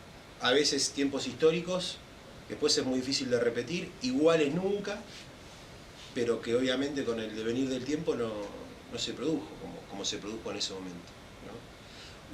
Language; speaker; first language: Spanish; native; Spanish